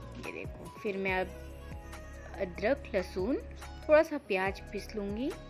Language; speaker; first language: Hindi; non-native, local second language; Bangla